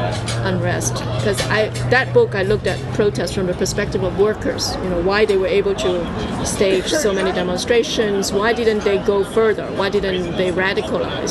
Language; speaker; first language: English; non-native, local second language; Cantonese